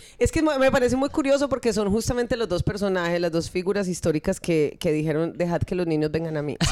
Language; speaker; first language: Spanish; early bilingual, heritage; Spanish